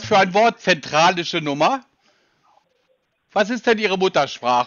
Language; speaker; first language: German; native; German